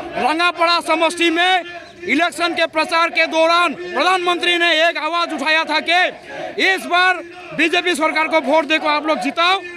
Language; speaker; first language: Hindi; non-native, local second language; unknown